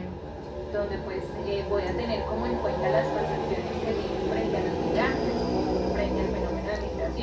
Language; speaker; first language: Spanish; native; Spanish